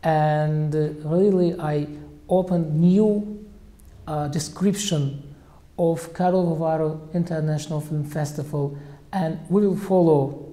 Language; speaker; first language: English; non-native, learner; Azerbaijani